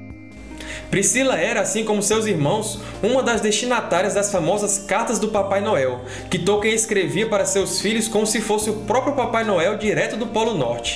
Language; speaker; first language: Portuguese; native; Portuguese